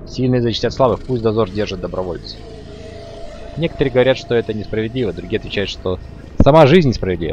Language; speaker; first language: Russian; native; Russian